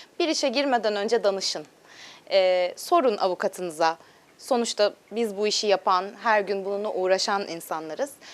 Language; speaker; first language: Turkish; native; Turkish